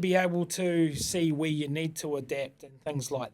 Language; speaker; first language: English; native; English